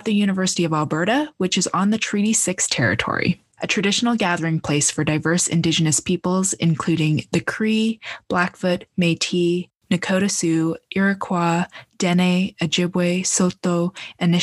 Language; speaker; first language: English; native; English